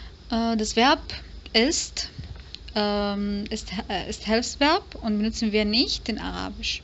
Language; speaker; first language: German; non-native, fluent; Arabic